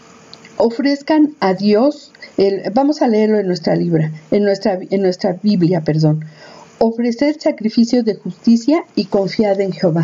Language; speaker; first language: Spanish; native; Spanish